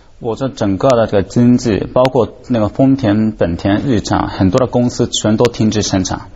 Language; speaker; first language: Chinese; non-native, fluent; Japanese